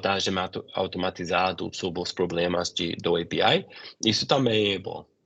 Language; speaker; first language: Portuguese; non-native, fluent; English